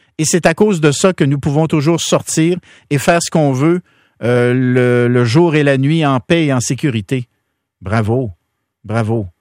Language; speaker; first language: French; native; French